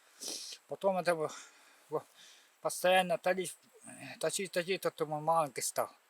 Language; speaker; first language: Russian; non-native, local second language; Yakut